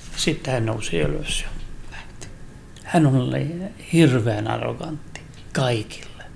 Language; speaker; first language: Finnish; non-native, local second language; Swedish